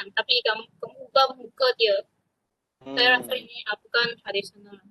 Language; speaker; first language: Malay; non-native, local second language; Chinese